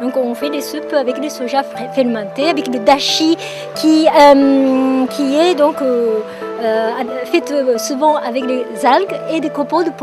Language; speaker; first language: French; non-native, fluent; Japanese